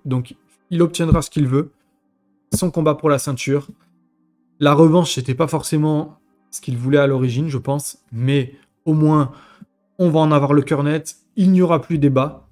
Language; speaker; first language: French; native; French